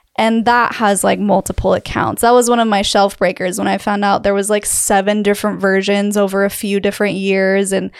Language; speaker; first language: English; native; English